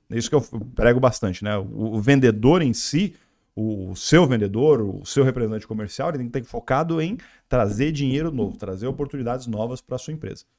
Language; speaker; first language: Portuguese; native; Portuguese